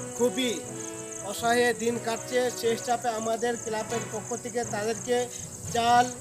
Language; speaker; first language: Bangla; non-native, local second language; Santali